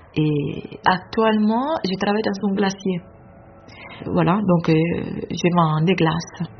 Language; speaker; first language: French; non-native, fluent; Italian